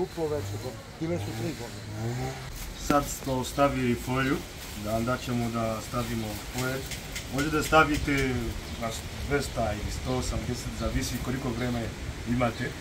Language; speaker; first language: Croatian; non-native, learner; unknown